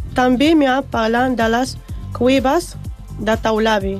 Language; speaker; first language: Catalan; non-native, learner; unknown